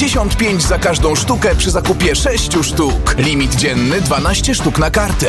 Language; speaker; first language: Polish; native; Polish